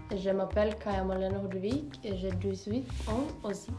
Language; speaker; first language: French; non-native, learner; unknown